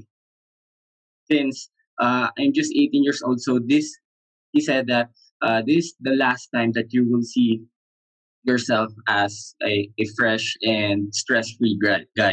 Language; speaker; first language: English; non-native, local second language; Filipino